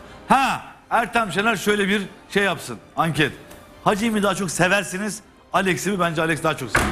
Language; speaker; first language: Turkish; native; Turkish